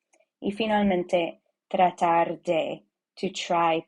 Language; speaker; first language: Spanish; non-native, fluent; English